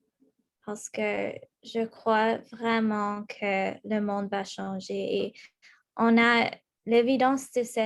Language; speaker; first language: French; non-native, local second language; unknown